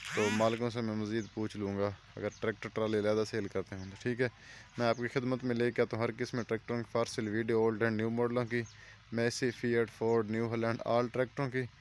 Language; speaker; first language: Urdu; non-native, local second language; Punjabi